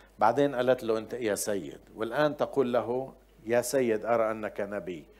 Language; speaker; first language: Arabic; native; Arabic